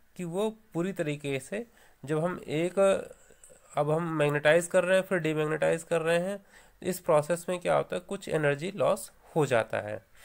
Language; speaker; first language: Hindi; native; Hindi